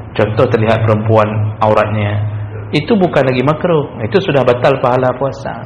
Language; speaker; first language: Malay; non-native, local second language; Achinese